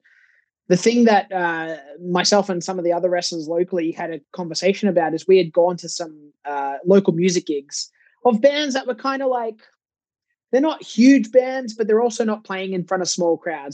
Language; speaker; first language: English; native; English